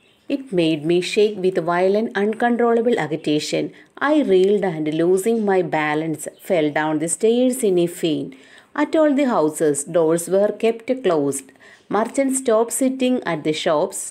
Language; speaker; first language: English; non-native, local second language; Malayalam